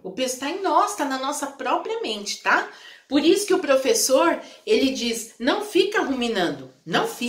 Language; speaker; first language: Portuguese; native; Portuguese